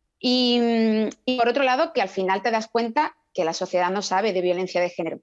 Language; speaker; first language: Spanish; native; Spanish